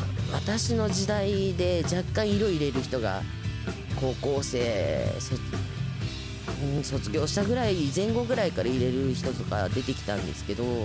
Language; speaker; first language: Japanese; native; Japanese